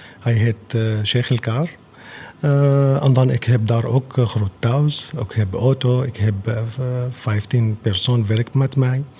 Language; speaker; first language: Dutch; non-native, learner; Arabic